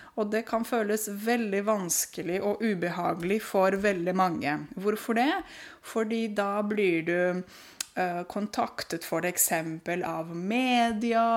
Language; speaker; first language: Norwegian; non-native, fluent; Romanian